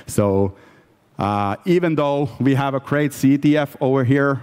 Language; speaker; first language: English; non-native, fluent; Finnish